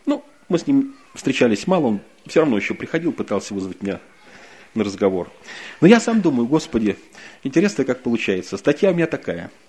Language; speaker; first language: Russian; native; Russian